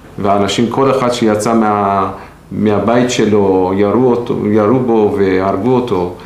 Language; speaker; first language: Hebrew; non-native, fluent; Persian